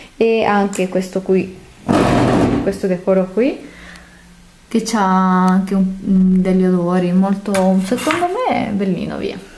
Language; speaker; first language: Italian; non-native, fluent; Spanish